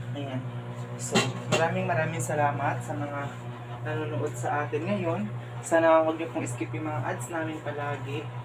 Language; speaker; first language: Filipino; non-native, local second language; Cebuano